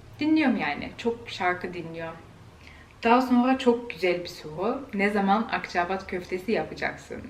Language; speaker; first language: Turkish; early bilingual, heritage; Turkish